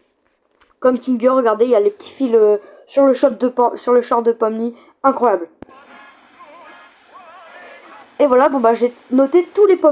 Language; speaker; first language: French; native; French